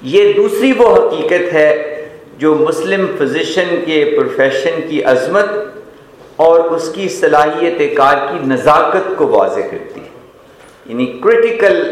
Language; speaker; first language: Urdu; non-native, local second language; Punjabi